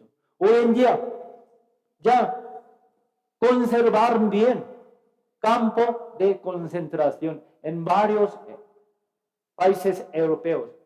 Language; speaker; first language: Spanish; non-native, fluent; Korean